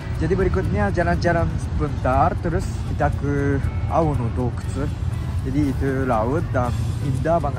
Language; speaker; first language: Indonesian; non-native, fluent; Japanese